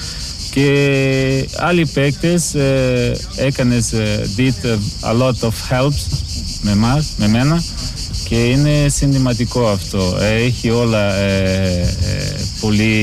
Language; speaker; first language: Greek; non-native, learner; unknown